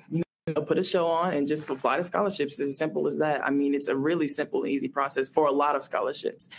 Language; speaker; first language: English; native; English